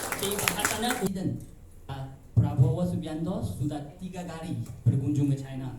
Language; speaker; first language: Indonesian; non-native, fluent; Chinese